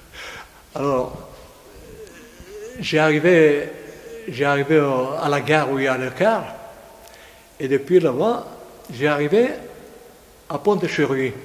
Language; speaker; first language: French; non-native, fluent; Greek